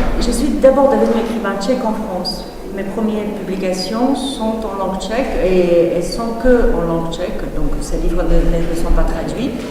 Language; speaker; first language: French; non-native, fluent; Czech